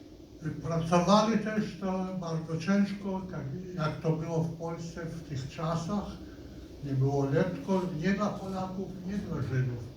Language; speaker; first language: Polish; non-native, local second language; Yiddish